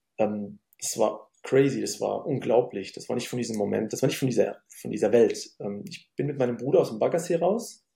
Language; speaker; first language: German; early bilingual, other home language; Arabic